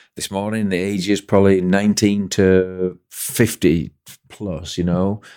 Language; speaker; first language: English; native; English